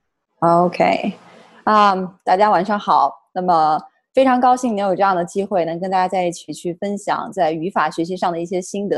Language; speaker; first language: Chinese; native; Chinese